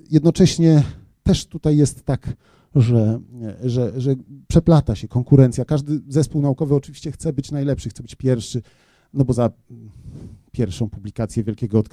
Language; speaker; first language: Polish; native; Polish